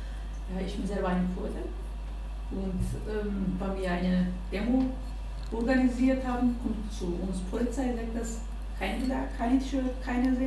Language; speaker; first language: German; non-native, learner; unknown